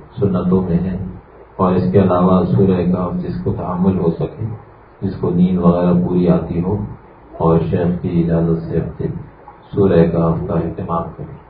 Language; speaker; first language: Urdu; native; Urdu